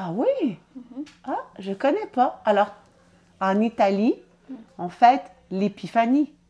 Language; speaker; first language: French; native; French